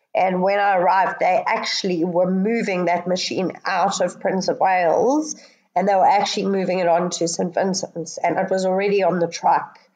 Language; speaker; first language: English; native; English